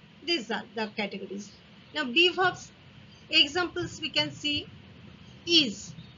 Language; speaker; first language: English; non-native, local second language; Bangla